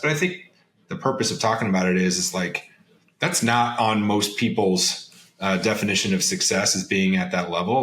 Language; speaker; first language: English; native; English